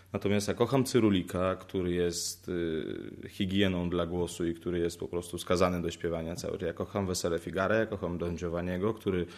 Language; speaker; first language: Polish; early bilingual, other home language; Ukrainian